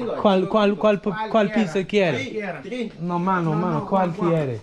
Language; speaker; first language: Spanish; non-native, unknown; English